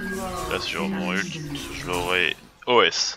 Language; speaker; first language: French; native; French